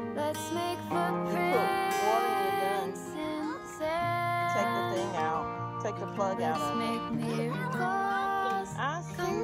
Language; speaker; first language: English; native; English